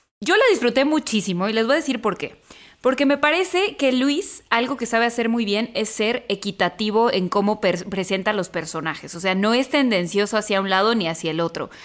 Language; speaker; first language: Spanish; native; Spanish